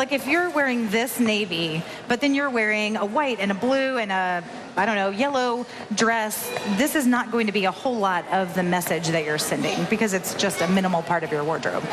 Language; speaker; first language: English; native; English